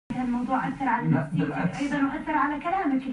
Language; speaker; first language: Arabic; native; Arabic